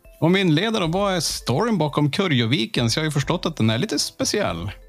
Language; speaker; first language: Swedish; native; Swedish